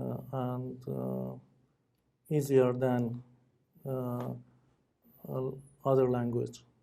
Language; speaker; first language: English; non-native, learner; Persian